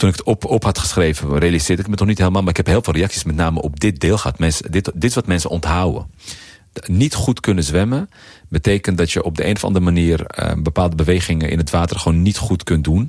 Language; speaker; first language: Dutch; early bilingual, other home language; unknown